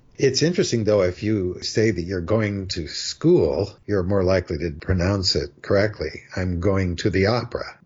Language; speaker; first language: English; native; English